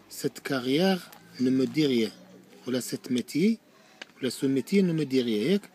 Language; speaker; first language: French; non-native, learner; Arabic